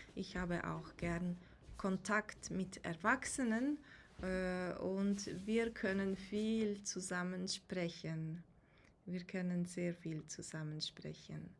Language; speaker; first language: German; native; German